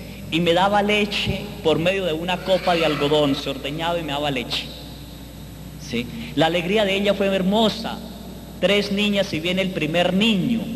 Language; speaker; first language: Spanish; native; Spanish